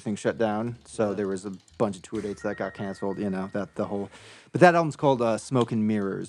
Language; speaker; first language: English; native; English